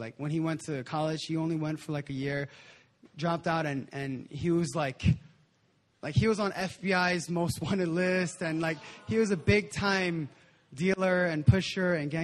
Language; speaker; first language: English; native; English